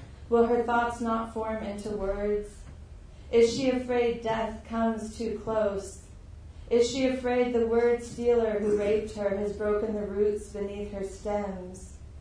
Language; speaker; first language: English; native; English